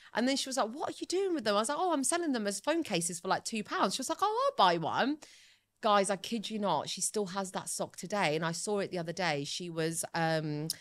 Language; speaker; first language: English; early bilingual, other home language; Italian